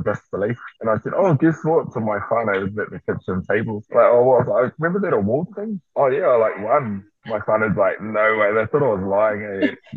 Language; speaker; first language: English; native; English